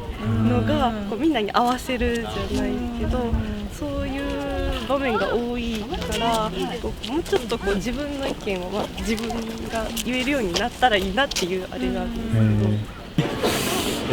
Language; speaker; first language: Japanese; native; Japanese